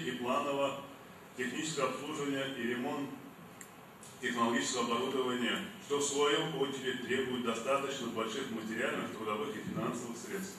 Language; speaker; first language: Russian; native; Russian